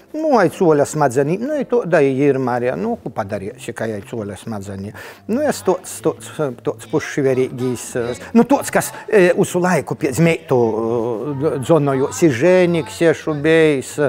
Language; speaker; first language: Latvian; native; Latvian